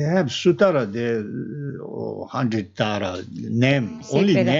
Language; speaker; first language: English; non-native, learner; Tibetan